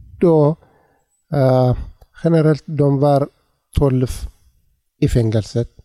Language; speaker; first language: Swedish; non-native, learner; Tigrinya